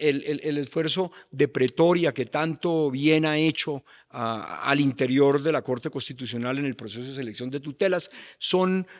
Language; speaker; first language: Spanish; native; Spanish